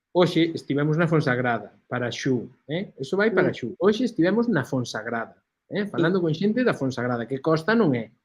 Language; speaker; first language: Galician; native; Galician